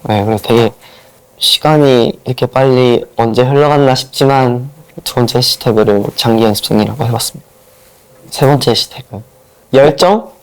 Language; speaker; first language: Korean; non-native, fluent; Japanese